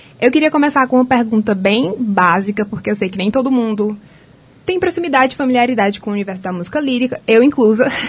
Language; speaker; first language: Portuguese; native; Portuguese